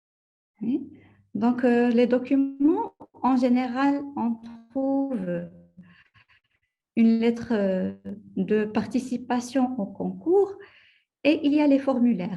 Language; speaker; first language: French; non-native, local second language; Arabic